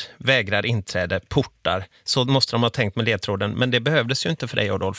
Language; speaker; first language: Swedish; native; Swedish